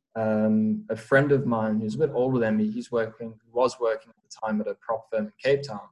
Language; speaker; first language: English; native; English